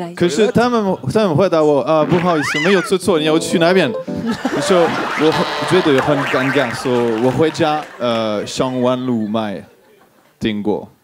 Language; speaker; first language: Chinese; non-native, learner; French